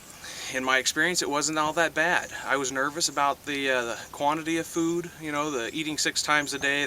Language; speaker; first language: English; native; English